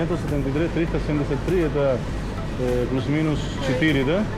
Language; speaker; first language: Russian; non-native, learner; Spanish